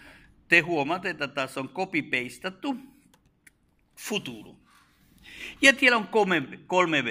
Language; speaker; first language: Finnish; non-native, fluent; Spanish